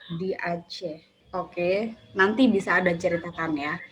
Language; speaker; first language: Indonesian; native; Indonesian